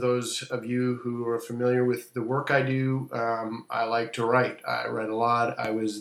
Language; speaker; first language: English; native; English